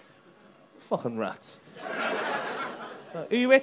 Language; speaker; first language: English; native; English